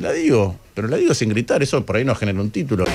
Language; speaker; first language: Spanish; native; Spanish